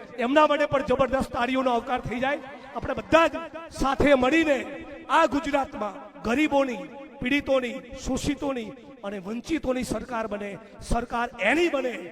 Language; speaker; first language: Gujarati; native; Gujarati